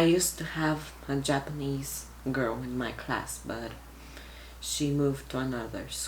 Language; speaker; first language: English; early bilingual, other home language; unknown